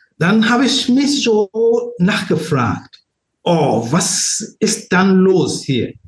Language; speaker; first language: German; non-native, learner; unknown